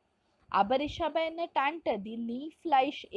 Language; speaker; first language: German; non-native, fluent; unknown